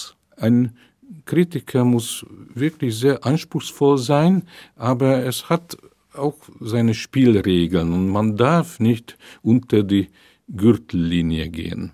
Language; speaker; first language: German; non-native, fluent; Hungarian